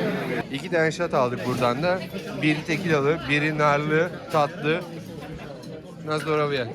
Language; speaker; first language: Turkish; native; Turkish